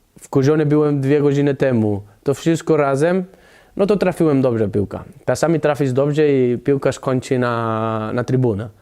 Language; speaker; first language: Polish; non-native, learner; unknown